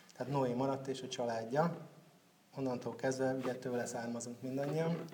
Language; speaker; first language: Hungarian; native; Hungarian